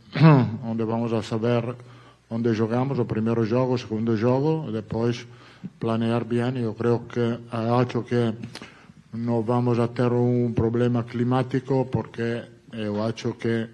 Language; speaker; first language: Portuguese; non-native, fluent; Italian